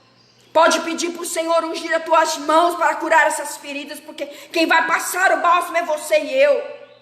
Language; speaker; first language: Portuguese; native; Portuguese